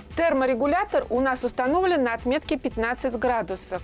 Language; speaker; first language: Russian; native; Russian